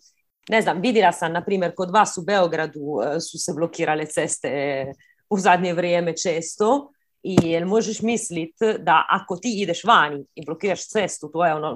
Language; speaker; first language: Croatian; early bilingual, heritage; Croatian